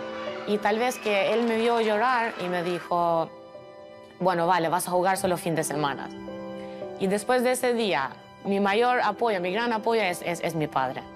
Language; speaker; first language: Spanish; non-native, fluent; Albanian